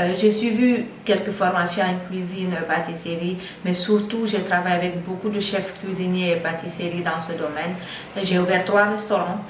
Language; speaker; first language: French; non-native, local second language; Fula